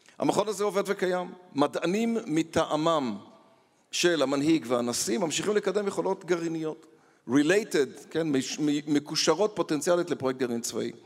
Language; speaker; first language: Hebrew; native; Hebrew